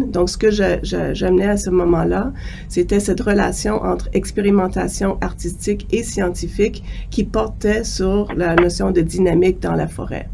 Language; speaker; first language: French; native; French